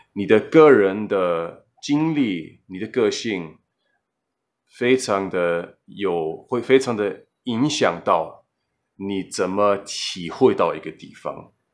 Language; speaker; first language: Chinese; non-native, fluent; German